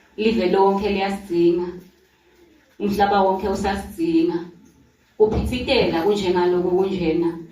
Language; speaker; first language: Zulu; non-native, local second language; Swati